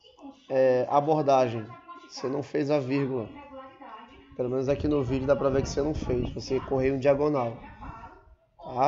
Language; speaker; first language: Portuguese; native; Portuguese